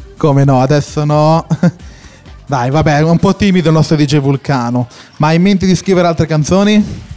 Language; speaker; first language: Italian; native; Italian